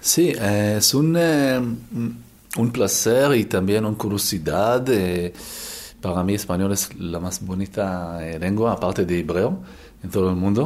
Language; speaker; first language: Spanish; non-native, learner; Hebrew